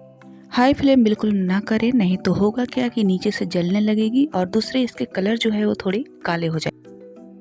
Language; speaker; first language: Hindi; native; Hindi